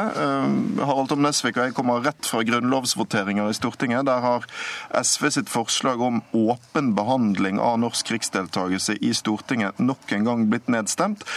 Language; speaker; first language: Norwegian; native; Norwegian